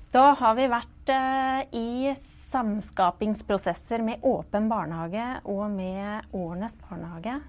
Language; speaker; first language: Norwegian; native; Norwegian